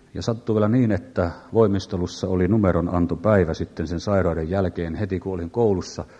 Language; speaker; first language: Finnish; native; Finnish